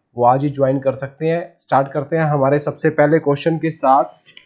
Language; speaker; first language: Hindi; non-native, local second language; Punjabi